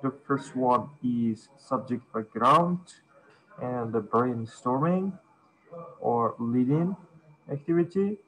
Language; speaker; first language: English; non-native, fluent; Uzbek